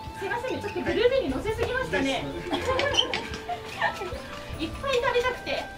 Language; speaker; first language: Japanese; native; Japanese